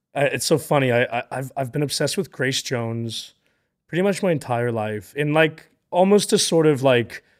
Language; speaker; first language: English; native; English